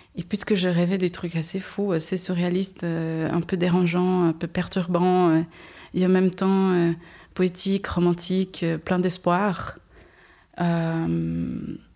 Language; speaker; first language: French; non-native, fluent; Portuguese